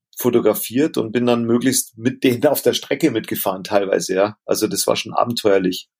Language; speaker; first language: German; native; German